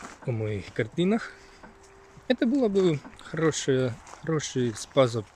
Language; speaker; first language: Russian; non-native, learner; Finnish